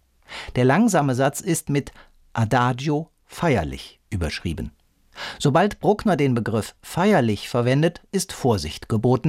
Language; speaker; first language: German; native; German